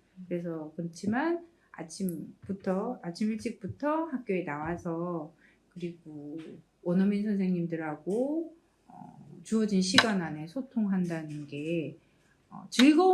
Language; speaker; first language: Korean; native; Korean